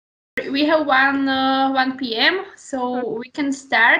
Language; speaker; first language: English; non-native, fluent; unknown